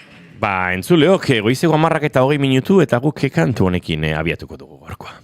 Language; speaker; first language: Basque; native; Basque